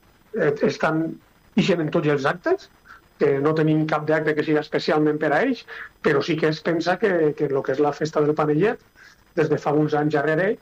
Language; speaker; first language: Catalan; native; Catalan